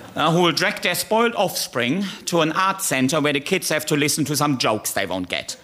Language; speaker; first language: English; non-native, fluent; German